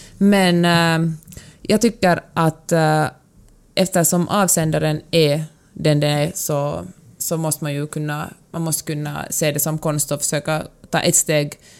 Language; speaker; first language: Swedish; native; Swedish